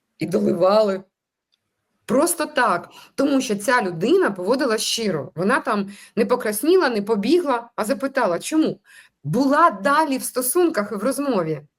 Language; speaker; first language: Ukrainian; non-native, local second language; Russian